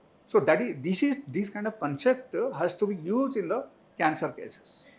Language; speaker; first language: English; non-native, local second language; Telugu